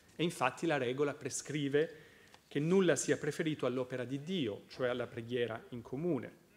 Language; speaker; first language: Italian; native; Italian